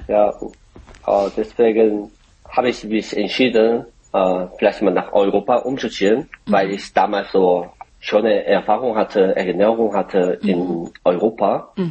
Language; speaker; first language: German; non-native, fluent; Korean